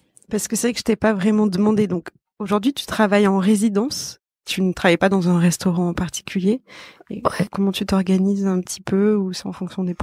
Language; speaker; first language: French; native; French